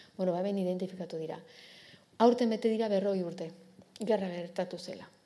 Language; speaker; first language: Basque; native; Basque